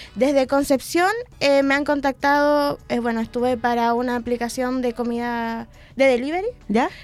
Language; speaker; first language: Spanish; native; Spanish